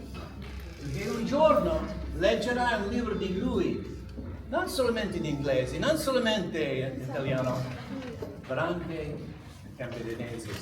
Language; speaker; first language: Italian; non-native, learner; English